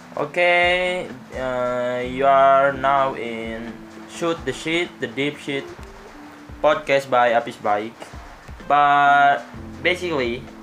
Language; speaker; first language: English; non-native, learner; Indonesian